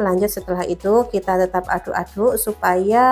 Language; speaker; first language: Indonesian; native; Indonesian